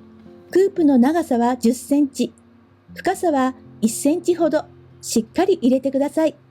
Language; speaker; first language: Japanese; native; Japanese